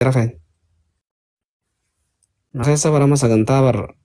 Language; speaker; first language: Arabic; non-native, learner; Oromo